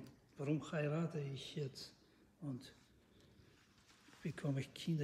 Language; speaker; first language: German; non-native, fluent; Russian